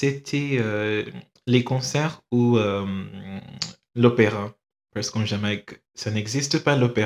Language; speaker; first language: French; non-native, fluent; English